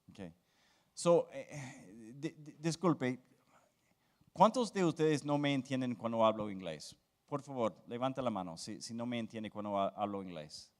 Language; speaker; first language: Spanish; non-native, fluent; English